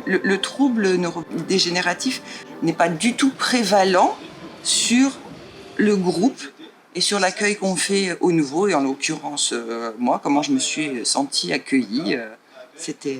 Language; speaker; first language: French; native; French